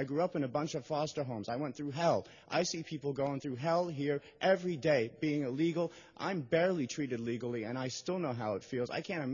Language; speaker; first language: English; non-native, fluent; Russian